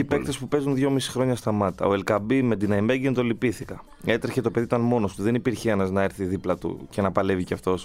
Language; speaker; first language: Greek; native; Greek